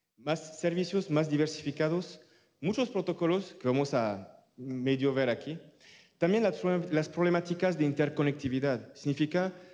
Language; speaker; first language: Spanish; non-native, fluent; French